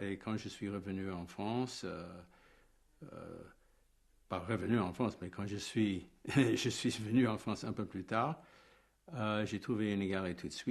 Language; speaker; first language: French; non-native, fluent; English